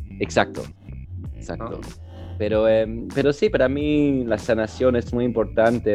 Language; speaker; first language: Spanish; early bilingual, heritage; English